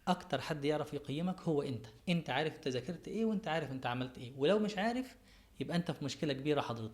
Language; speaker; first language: Arabic; native; Arabic